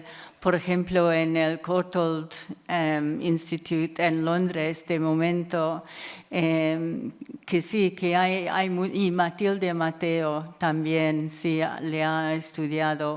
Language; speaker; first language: Spanish; non-native, fluent; English